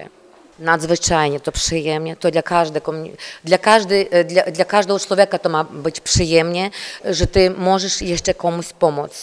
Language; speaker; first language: Polish; non-native, learner; Ukrainian